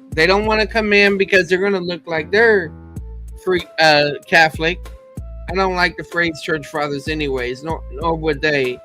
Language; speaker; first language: English; native; English